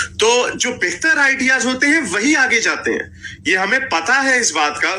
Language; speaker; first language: Urdu; native; Urdu